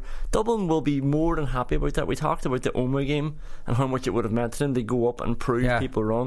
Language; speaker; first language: English; native; English